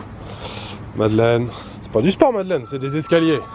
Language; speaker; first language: French; native; French